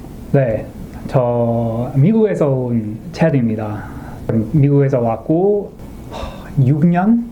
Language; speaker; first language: Korean; non-native, learner; English